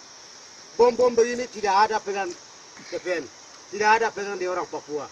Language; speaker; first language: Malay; non-native, local second language; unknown